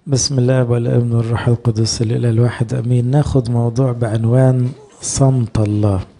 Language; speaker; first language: Arabic; native; Arabic